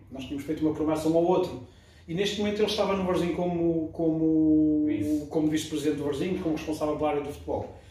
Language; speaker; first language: Portuguese; early bilingual, other home language; French